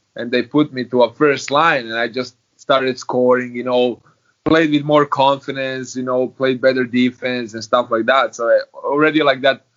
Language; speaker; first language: English; non-native, fluent; Croatian